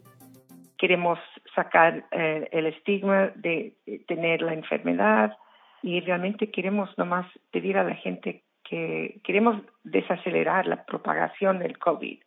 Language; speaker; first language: Spanish; early bilingual, heritage; English